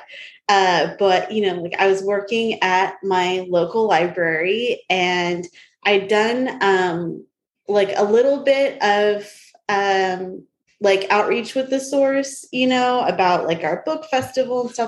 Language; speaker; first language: English; native; English